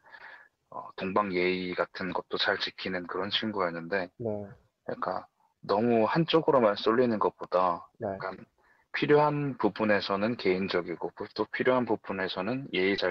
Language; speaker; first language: Korean; native; Korean